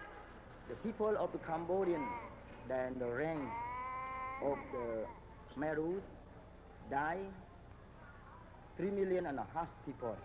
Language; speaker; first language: English; non-native, learner; Khmer